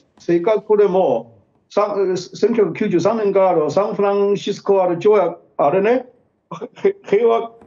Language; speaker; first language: Japanese; non-native, fluent; Chinese